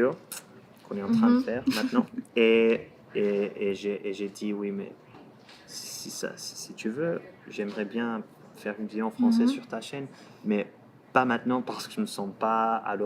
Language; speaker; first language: French; non-native, fluent; Portuguese